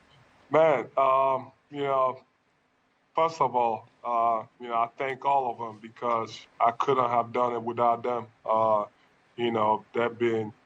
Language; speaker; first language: English; non-native, local second language; French